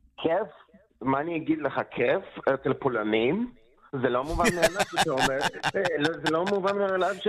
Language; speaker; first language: Hebrew; non-native, fluent; Polish